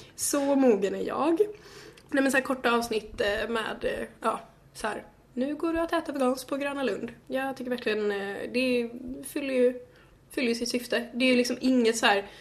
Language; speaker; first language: Swedish; native; Swedish